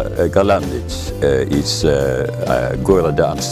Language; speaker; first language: Russian; non-native, fluent; Dutch